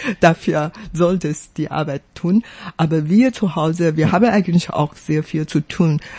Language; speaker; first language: German; non-native, fluent; Chinese